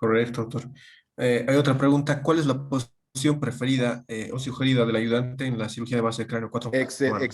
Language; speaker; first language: Spanish; native; Spanish